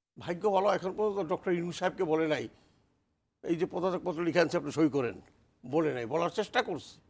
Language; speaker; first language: Bangla; native; Bangla